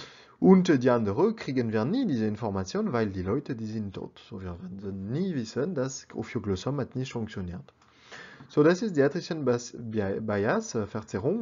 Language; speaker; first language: German; non-native, learner; French